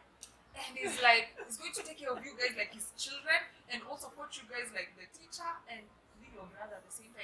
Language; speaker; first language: English; non-native, local second language; Swahili